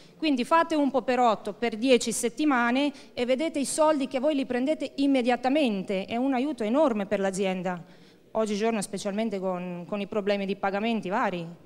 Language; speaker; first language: Italian; non-native, fluent; Croatian